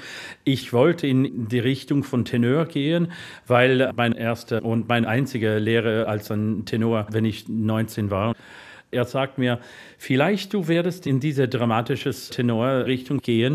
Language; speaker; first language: German; non-native, fluent; English